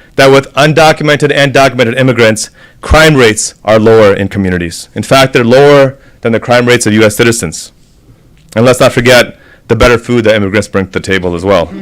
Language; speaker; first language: English; native; English